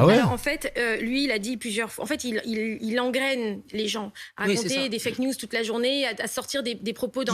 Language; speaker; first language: French; native; French